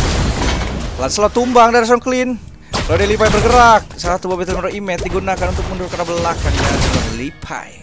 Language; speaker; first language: Indonesian; native; Indonesian